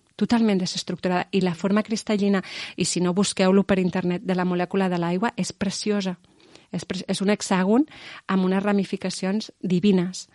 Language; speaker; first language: Catalan; non-native, local second language; Spanish